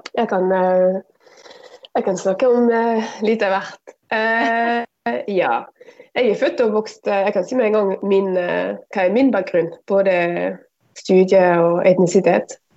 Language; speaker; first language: Norwegian; non-native, fluent; Arabic